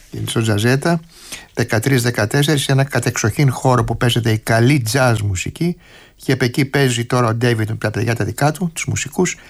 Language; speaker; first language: Greek; native; Greek